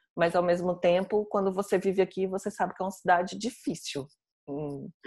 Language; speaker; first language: Portuguese; native; Portuguese